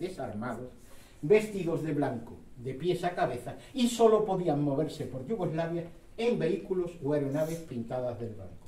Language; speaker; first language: Spanish; native; Spanish